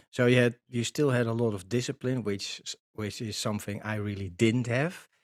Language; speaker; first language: English; non-native, fluent; Dutch